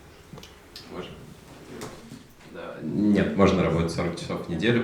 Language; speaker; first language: Russian; native; Russian